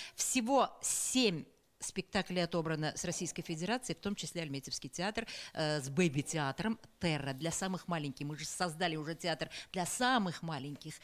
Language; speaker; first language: Russian; native; Russian